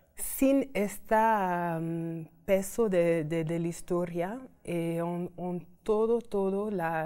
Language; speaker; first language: Spanish; non-native, fluent; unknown